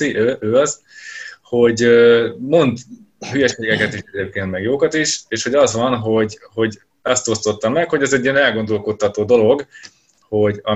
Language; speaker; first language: Hungarian; native; Hungarian